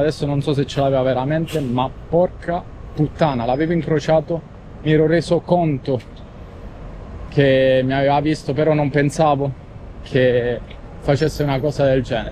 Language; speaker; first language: Italian; native; Italian